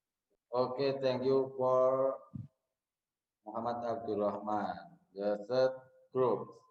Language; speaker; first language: English; non-native, learner; Indonesian